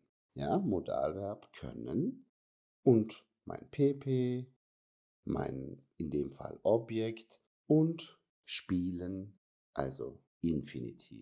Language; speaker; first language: German; non-native, fluent; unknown